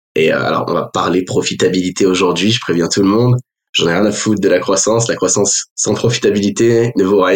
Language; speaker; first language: French; native; French